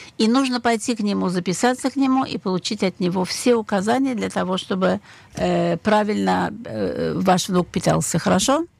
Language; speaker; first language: Russian; native; Russian